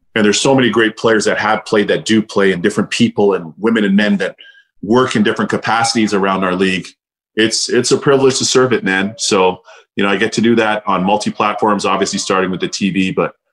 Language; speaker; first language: English; native; English